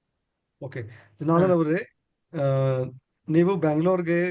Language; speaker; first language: Kannada; non-native, learner; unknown